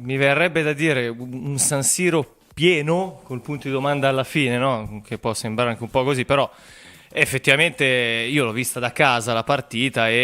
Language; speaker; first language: Italian; native; Italian